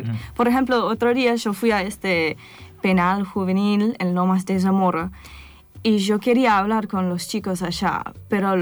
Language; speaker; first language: Spanish; non-native, fluent; English